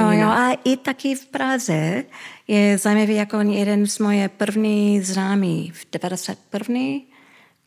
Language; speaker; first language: Czech; early bilingual, heritage; Czech